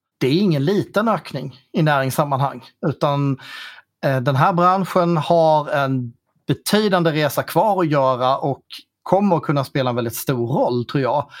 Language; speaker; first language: Swedish; native; Swedish